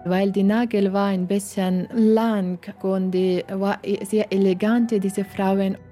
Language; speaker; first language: German; non-native, learner; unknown